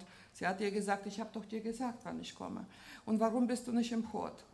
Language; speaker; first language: German; non-native, fluent; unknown